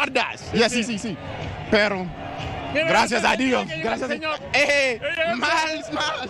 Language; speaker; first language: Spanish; non-native, learner; English